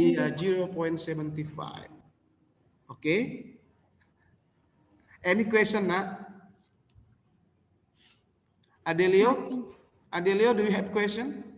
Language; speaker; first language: English; non-native, local second language; Indonesian